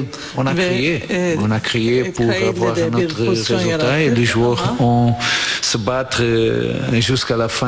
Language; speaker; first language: French; non-native, fluent; Portuguese